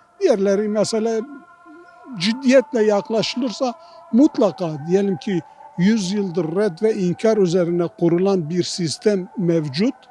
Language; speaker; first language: Turkish; non-native, local second language; Kurdish